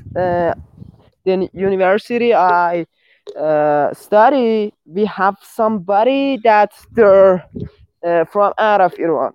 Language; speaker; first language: English; non-native, learner; Persian